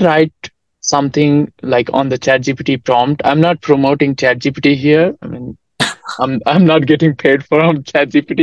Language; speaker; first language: English; non-native, local second language; Nepali